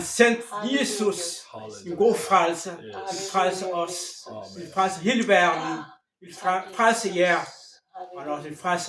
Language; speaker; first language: Danish; non-native, fluent; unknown